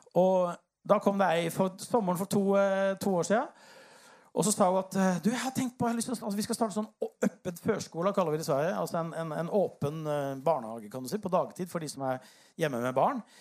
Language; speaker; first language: Norwegian; native; Norwegian